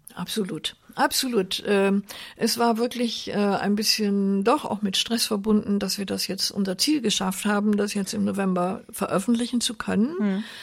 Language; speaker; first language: German; native; German